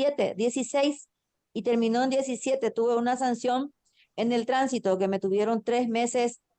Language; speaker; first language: Spanish; native; Spanish